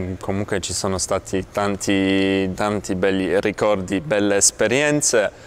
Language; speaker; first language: Italian; non-native, fluent; Polish